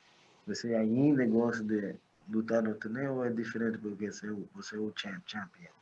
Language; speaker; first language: Portuguese; non-native, learner; English